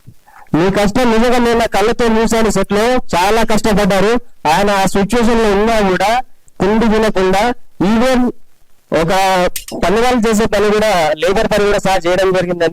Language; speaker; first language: Telugu; native; Telugu